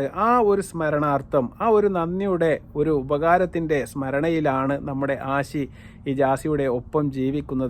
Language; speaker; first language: Malayalam; native; Malayalam